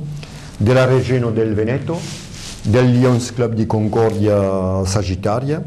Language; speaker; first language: Italian; early bilingual, heritage; French